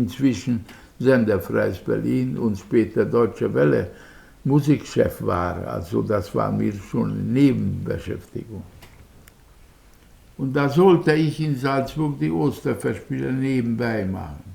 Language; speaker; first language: German; non-native, fluent; Hungarian